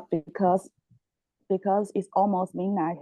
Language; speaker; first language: English; non-native, learner; Chinese